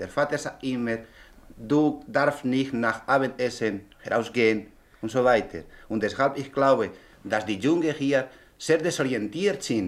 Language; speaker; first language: German; non-native, learner; Spanish